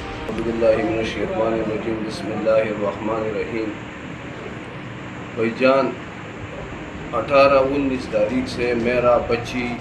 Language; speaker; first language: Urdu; non-native, local second language; Pashto